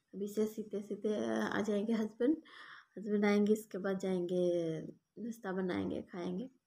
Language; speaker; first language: Hindi; non-native, local second language; Bangla